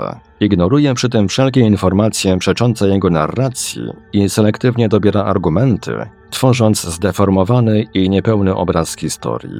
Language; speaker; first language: Polish; native; Polish